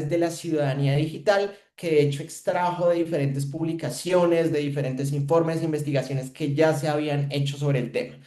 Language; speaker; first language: Spanish; native; Spanish